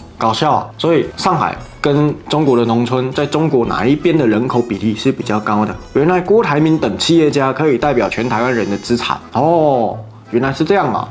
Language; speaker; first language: Chinese; native; Chinese